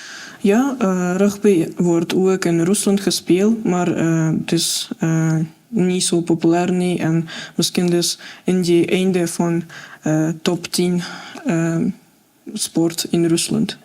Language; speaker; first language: Afrikaans; non-native, fluent; Russian